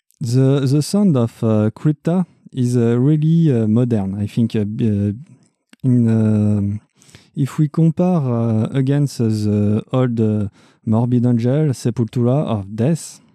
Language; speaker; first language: English; non-native, learner; French